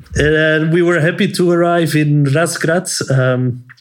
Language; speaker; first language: English; non-native, fluent; Dutch